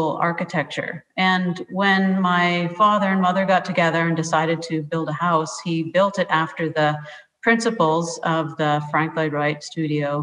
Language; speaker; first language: English; native; English